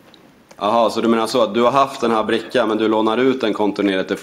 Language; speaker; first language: Swedish; native; Swedish